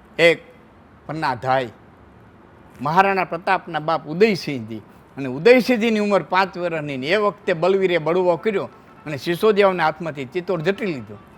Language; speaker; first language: Gujarati; non-native, local second language; Kachhi